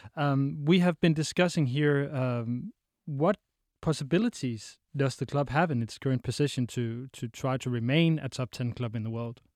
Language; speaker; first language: English; non-native, fluent; Danish